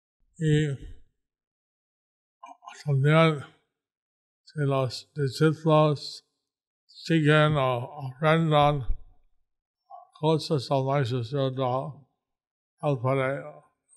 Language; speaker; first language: Spanish; non-native, learner; English